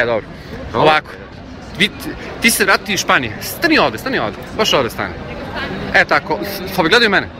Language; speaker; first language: Croatian; native; Croatian